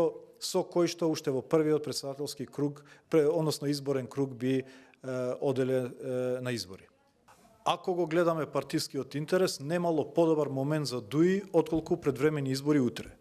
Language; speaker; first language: Macedonian; non-native, local second language; Albanian